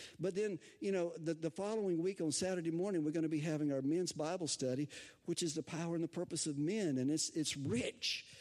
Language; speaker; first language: English; native; English